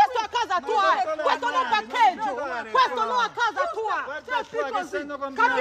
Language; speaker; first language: Italian; non-native, learner; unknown